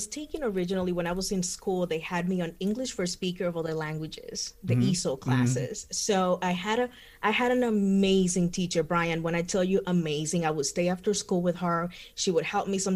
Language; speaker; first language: English; non-native, fluent; Spanish